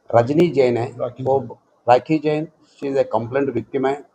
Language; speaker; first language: Hindi; non-native, local second language; Telugu